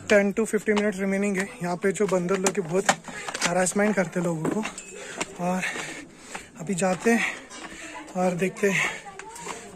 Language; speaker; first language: Hindi; native; Hindi